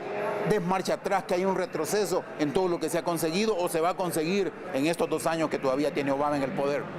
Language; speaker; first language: Spanish; native; Spanish